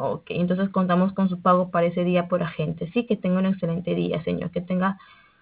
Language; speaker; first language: Spanish; native; Spanish